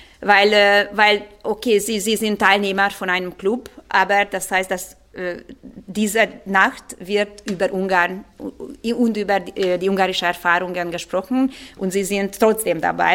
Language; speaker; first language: German; non-native, fluent; Hungarian